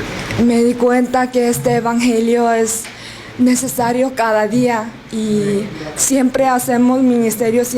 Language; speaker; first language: Spanish; non-native, learner; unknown